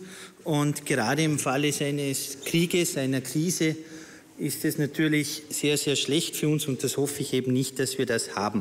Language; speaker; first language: German; native; German